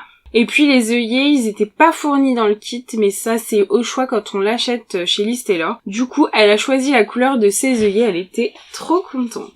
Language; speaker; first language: French; native; French